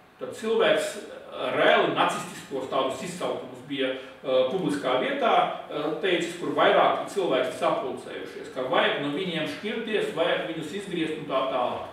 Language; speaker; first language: Latvian; native; Latvian